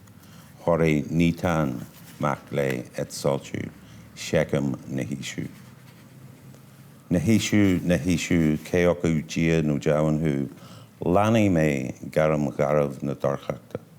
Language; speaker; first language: Irish; non-native, local second language; English